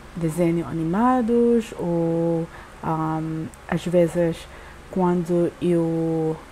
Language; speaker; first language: Portuguese; non-native, learner; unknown